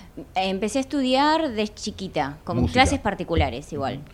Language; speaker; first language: Spanish; native; Spanish